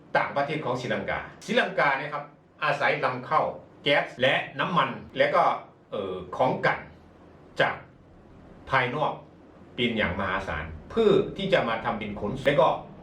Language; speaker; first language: Thai; non-native, fluent; Chinese